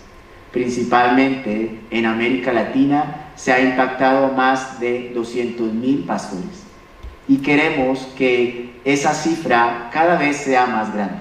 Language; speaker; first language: Spanish; native; Spanish